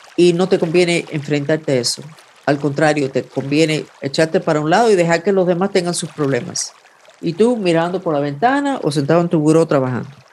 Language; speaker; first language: Spanish; non-native, fluent; English